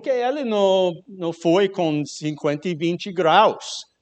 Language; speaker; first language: Portuguese; non-native, learner; English